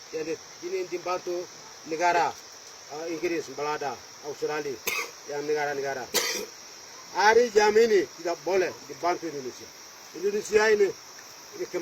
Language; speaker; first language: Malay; non-native, local second language; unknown